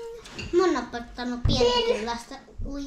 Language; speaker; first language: Finnish; early bilingual, other home language; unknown